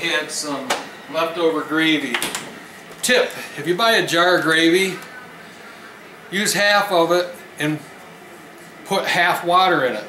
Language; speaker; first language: English; native; English